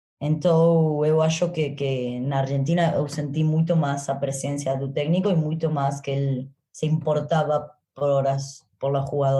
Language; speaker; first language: Portuguese; non-native, learner; Spanish